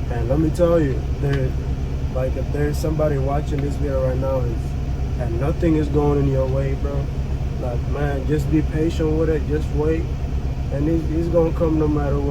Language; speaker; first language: English; native; English